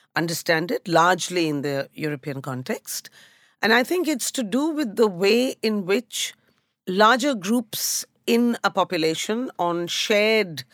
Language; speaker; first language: English; non-native, local second language; Bangla